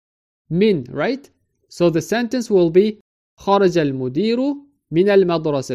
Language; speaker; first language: Arabic; non-native, fluent; English